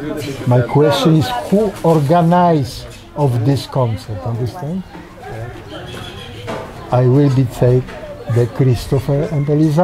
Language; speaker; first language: English; non-native, learner; Polish